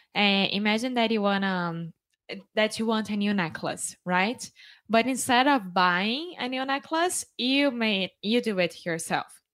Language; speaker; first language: English; non-native, fluent; Portuguese